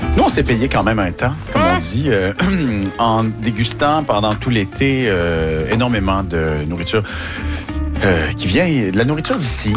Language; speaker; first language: French; native; French